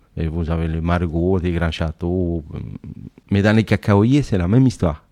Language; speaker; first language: French; non-native, fluent; Spanish